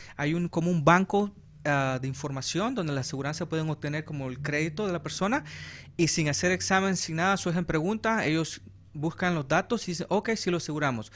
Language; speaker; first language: Spanish; native; Spanish